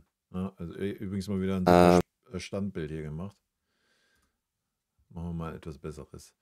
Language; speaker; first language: German; native; German